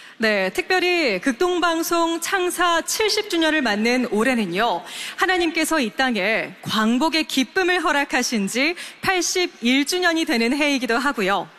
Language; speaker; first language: Korean; native; Korean